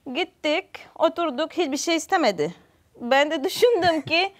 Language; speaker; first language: Turkish; non-native, learner; Spanish